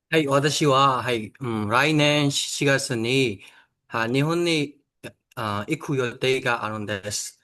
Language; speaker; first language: Japanese; non-native, learner; Burmese